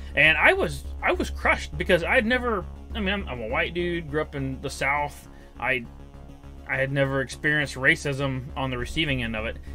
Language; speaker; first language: English; native; English